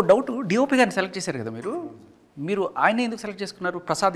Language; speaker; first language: Telugu; native; Telugu